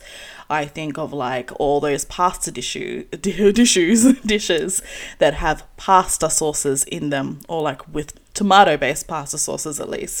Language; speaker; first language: English; native; English